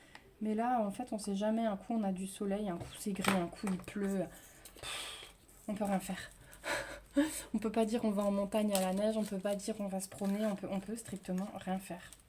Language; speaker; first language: French; native; French